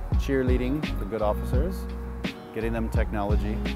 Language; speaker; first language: English; native; English